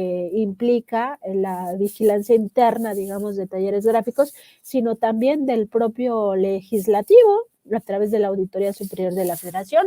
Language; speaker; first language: Spanish; native; Spanish